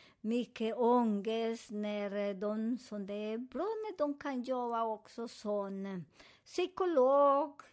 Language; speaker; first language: Swedish; non-native, fluent; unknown